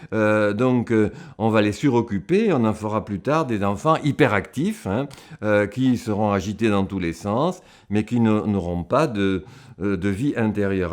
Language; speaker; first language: French; native; French